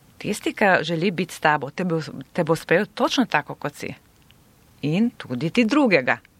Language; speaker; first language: Slovenian; non-native, local second language; Serbian